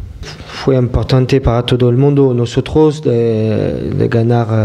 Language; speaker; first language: Spanish; non-native, fluent; French